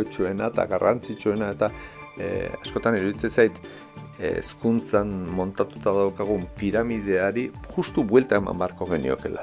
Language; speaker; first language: Basque; native; Basque